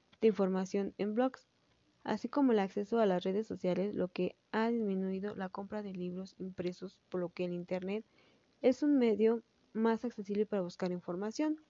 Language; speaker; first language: Spanish; native; Spanish